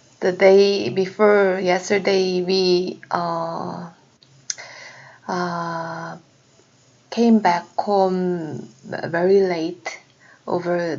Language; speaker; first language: English; non-native, learner; Korean